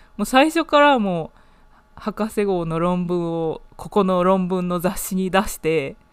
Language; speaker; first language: Japanese; native; Japanese